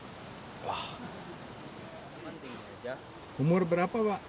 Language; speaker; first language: Indonesian; non-native, learner; Danish